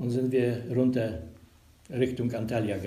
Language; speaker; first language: German; non-native, learner; Polish